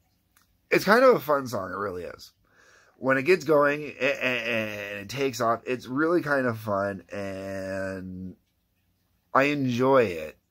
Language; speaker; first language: English; native; English